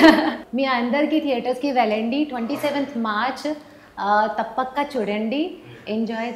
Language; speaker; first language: Telugu; non-native, learner; Hindi